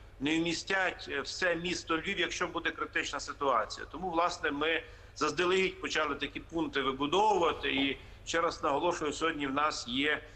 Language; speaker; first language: Ukrainian; native; Ukrainian